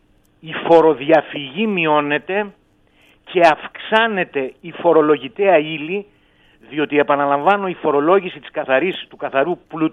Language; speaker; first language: Greek; native; Greek